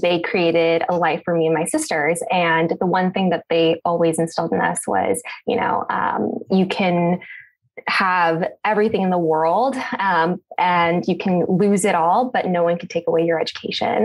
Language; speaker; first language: English; native; English